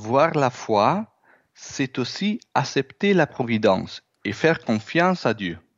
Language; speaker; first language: French; non-native, fluent; Italian